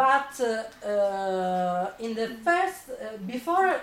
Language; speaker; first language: English; non-native, fluent; Italian